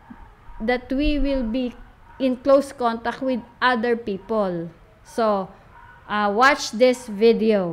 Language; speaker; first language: English; non-native, local second language; Filipino